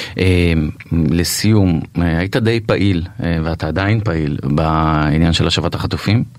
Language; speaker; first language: Hebrew; native; Hebrew